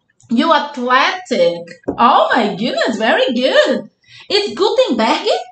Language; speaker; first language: English; non-native, fluent; Portuguese